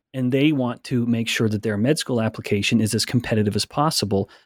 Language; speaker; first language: English; native; English